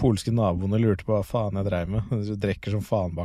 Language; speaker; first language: Norwegian; native; Norwegian